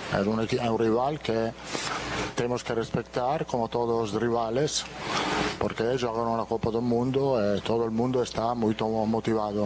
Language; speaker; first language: Portuguese; non-native, fluent; Italian